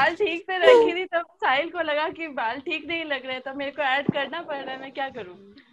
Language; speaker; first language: Hindi; native; Hindi